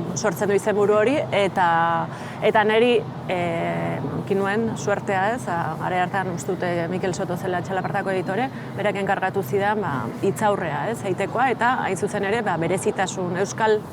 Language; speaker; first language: Basque; non-native, local second language; Spanish